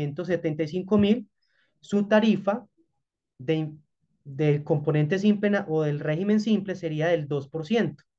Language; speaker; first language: Spanish; native; Spanish